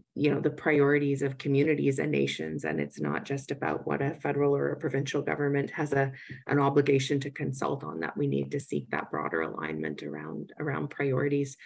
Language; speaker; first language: English; native; English